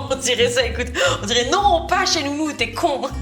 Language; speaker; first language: French; native; French